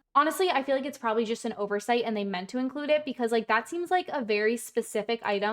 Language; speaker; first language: English; native; English